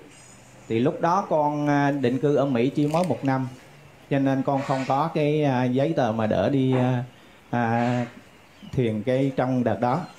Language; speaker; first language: Vietnamese; native; Vietnamese